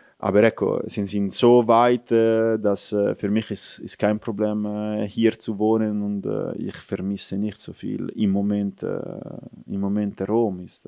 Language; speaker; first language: German; non-native, fluent; Italian